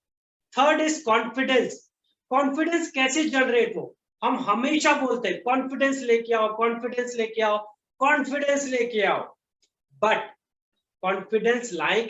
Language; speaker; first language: Hindi; native; Hindi